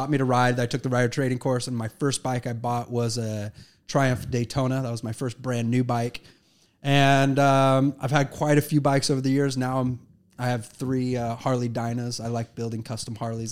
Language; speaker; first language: English; native; English